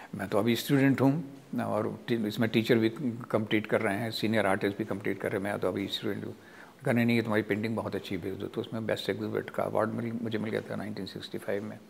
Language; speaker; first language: Hindi; native; Hindi